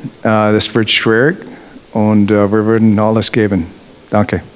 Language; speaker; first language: German; non-native, learner; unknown